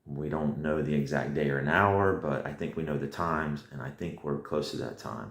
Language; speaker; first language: English; native; English